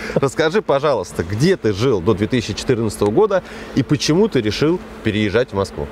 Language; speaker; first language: Russian; native; Russian